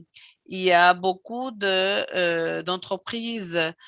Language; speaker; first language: French; non-native, fluent; Spanish